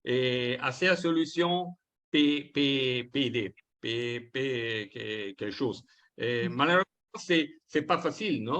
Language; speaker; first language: French; non-native, learner; Italian